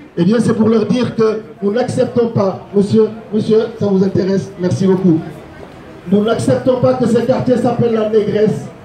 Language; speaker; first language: French; non-native, local second language; Wolof